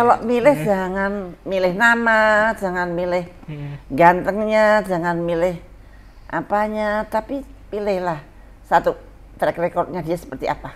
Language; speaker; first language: Indonesian; native; Indonesian